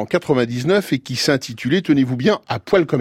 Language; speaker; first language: French; native; French